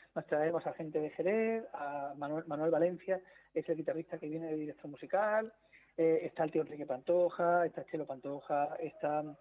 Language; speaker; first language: Spanish; native; Spanish